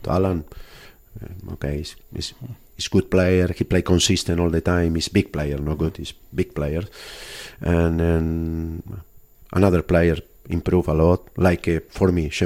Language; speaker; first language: English; non-native, fluent; Spanish